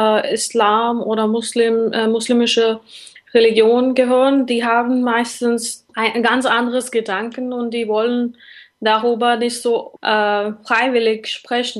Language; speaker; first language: German; non-native, learner; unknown